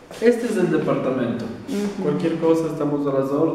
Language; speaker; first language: Spanish; native; Spanish